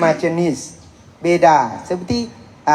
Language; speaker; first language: Indonesian; non-native, learner; Thai